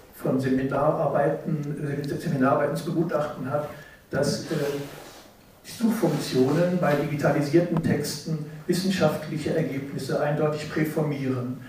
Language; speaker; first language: German; native; German